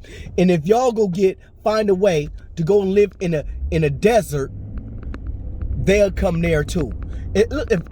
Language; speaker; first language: English; native; English